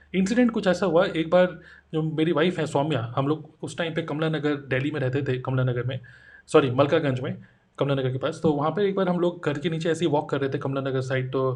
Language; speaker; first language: Hindi; native; Hindi